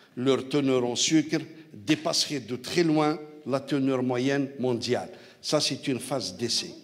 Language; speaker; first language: French; non-native, local second language; Arabic